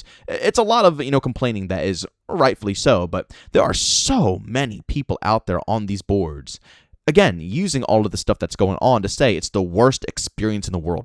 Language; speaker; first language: English; native; English